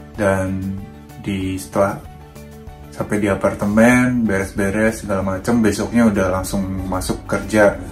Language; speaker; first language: Indonesian; native; Indonesian